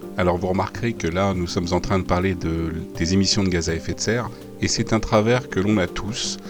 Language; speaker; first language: French; native; French